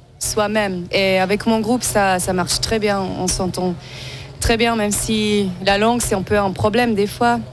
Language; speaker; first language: French; non-native, local second language; Swiss German